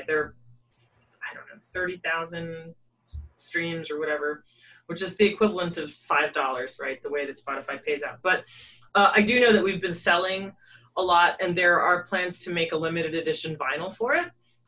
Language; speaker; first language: English; native; English